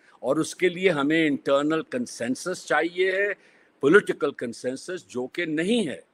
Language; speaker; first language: Urdu; native; Urdu